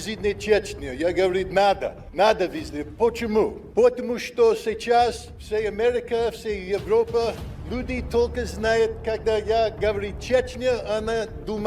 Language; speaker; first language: Russian; non-native, learner; English